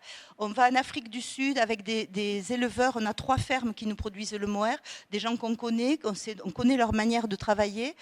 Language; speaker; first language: French; native; French